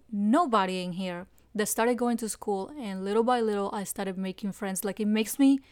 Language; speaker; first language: English; non-native, fluent; Spanish